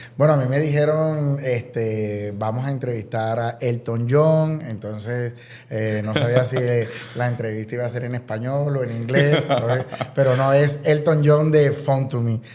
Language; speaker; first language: Spanish; native; Spanish